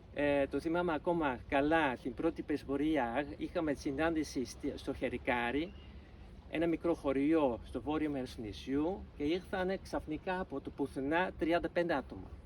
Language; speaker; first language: Greek; non-native, fluent; Dutch